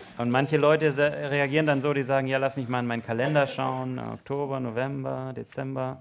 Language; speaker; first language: German; native; German